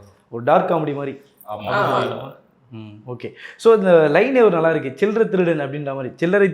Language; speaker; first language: Tamil; native; Tamil